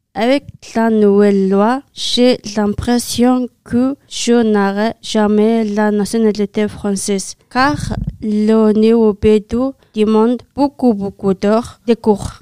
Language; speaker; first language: French; non-native, learner; Mongolian